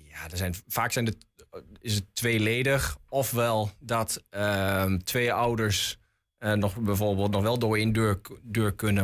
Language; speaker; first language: Dutch; native; Dutch